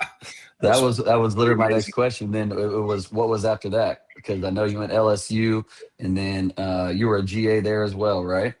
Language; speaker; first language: English; native; English